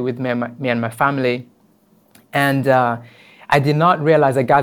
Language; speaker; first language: English; non-native, local second language; Kinyarwanda